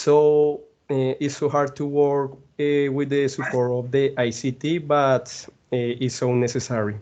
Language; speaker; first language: English; non-native, learner; Spanish